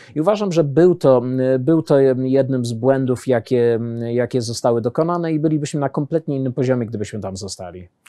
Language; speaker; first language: Polish; early bilingual, heritage; Polish